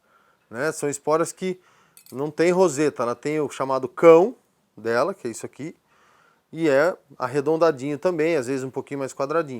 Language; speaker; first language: Portuguese; native; Portuguese